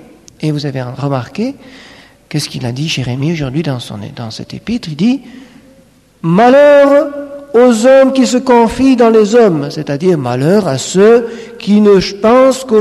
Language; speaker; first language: French; native; French